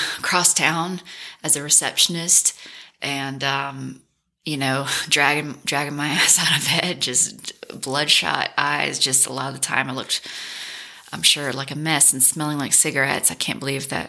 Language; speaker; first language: English; native; English